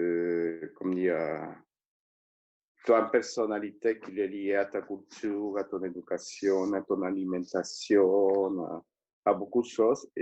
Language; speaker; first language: French; non-native, fluent; Spanish